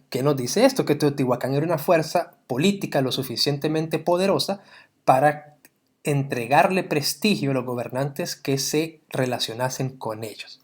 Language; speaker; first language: Spanish; native; Spanish